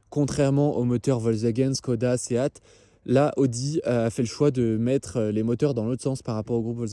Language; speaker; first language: French; native; French